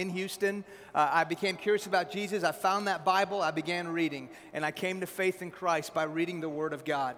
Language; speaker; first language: English; early bilingual, other home language; Persian